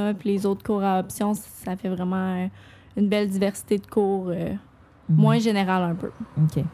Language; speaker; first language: French; native; French